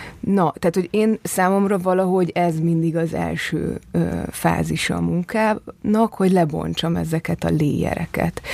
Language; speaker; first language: Hungarian; native; Hungarian